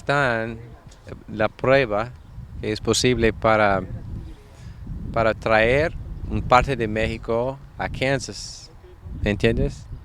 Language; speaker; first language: Spanish; non-native, learner; English